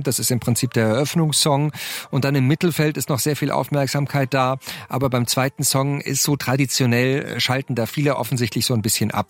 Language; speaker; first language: German; native; German